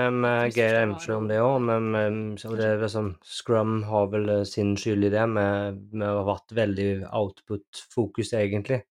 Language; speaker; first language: Norwegian; native; Norwegian